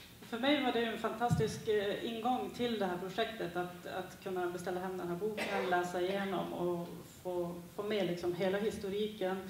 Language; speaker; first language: Swedish; native; Swedish